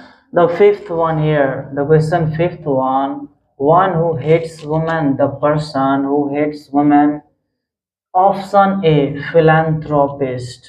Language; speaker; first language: English; non-native, local second language; Hindi